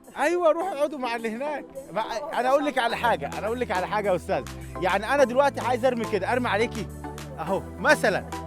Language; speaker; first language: Egyptian Arabic; native; Egyptian Arabic